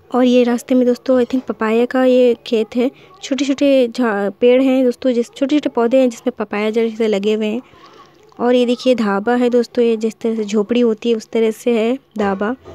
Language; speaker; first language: Hindi; non-native, local second language; Urdu